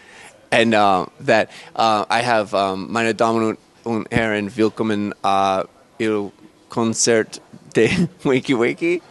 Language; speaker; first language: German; non-native, learner; English